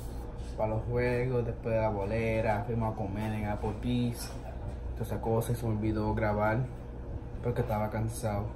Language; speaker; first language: Spanish; early bilingual, heritage; English